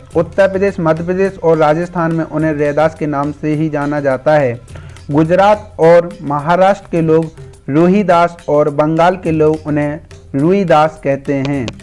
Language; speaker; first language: Hindi; native; Hindi